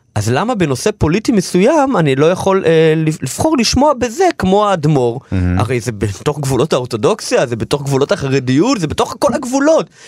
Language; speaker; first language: Hebrew; native; Hebrew